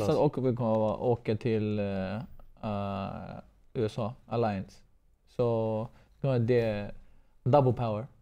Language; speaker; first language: Swedish; non-native, fluent; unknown